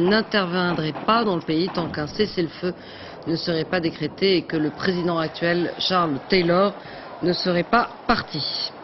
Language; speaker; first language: French; native; French